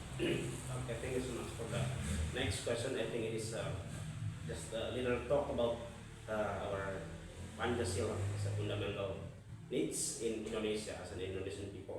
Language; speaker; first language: English; non-native, fluent; Indonesian